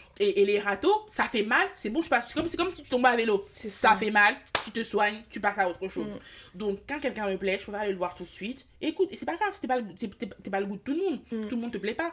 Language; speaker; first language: French; early bilingual, other home language; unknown